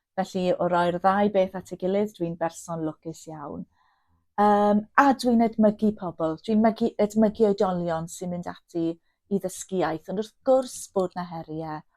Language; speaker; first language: Welsh; non-native, local second language; English